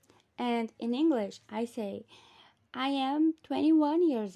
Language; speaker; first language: English; non-native, fluent; Portuguese